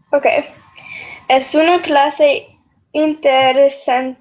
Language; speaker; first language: Spanish; non-native, learner; English